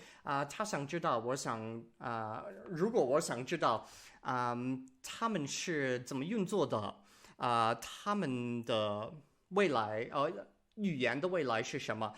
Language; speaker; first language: Chinese; non-native, learner; English